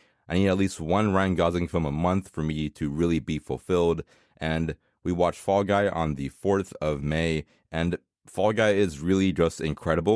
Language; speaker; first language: English; native; English